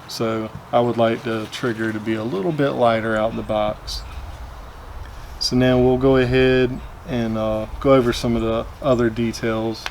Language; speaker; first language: English; native; English